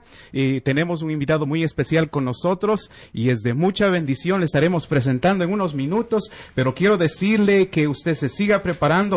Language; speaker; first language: Spanish; native; Spanish